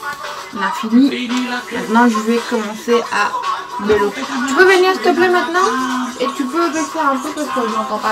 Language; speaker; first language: French; non-native, local second language; Morisyen